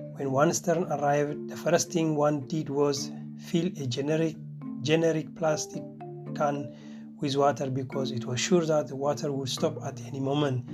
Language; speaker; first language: English; non-native, fluent; Tigrinya